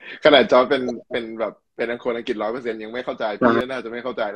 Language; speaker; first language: Thai; native; Thai